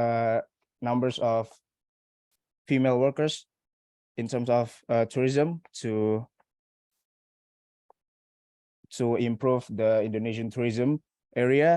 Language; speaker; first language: English; non-native, learner; Indonesian